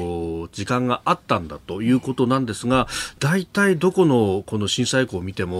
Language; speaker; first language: Japanese; native; Japanese